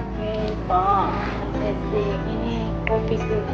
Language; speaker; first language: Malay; non-native, fluent; Turkish